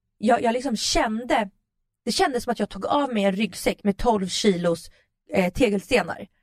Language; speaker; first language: Swedish; early bilingual, other home language; Russian